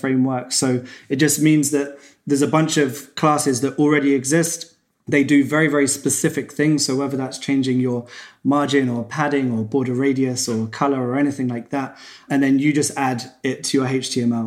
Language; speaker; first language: English; native; English